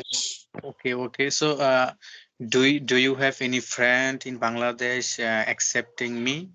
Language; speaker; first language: English; non-native, learner; Bangla